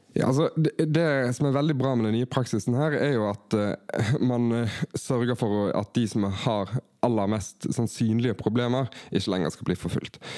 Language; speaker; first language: Norwegian; native; Norwegian